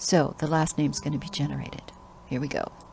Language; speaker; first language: English; native; English